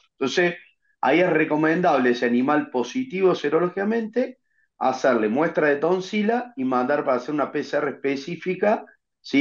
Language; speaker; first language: Spanish; native; Spanish